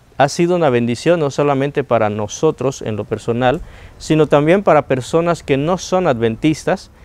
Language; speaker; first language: Spanish; native; Spanish